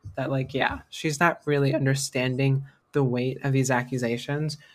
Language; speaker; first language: English; native; English